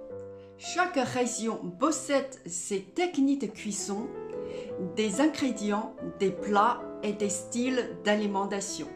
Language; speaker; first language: French; non-native, fluent; Chinese